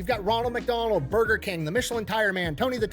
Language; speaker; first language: English; native; English